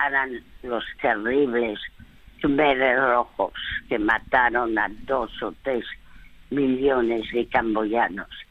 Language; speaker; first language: Spanish; early bilingual, other home language; French